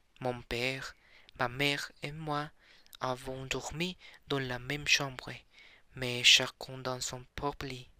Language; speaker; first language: French; non-native, learner; Spanish